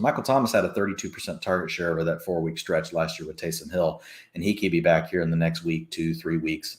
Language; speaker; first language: English; native; English